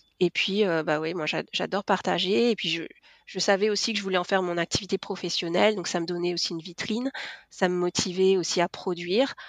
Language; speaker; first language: French; native; French